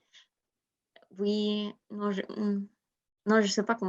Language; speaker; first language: French; non-native, learner; Spanish